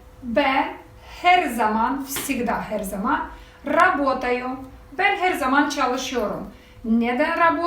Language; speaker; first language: Turkish; non-native, fluent; Russian